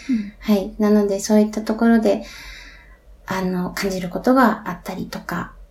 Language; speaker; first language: Japanese; native; Japanese